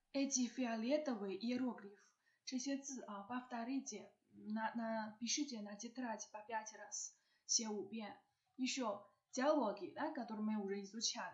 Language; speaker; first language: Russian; non-native, learner; Chinese